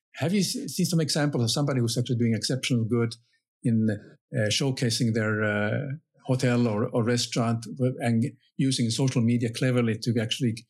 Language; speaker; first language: English; non-native, fluent; Finnish